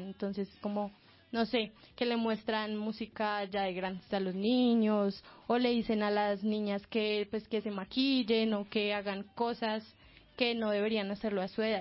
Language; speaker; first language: Spanish; native; Spanish